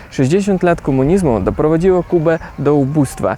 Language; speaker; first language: Polish; native; Polish